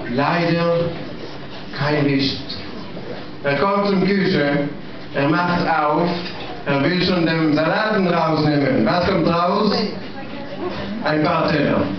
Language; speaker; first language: German; non-native, learner; Russian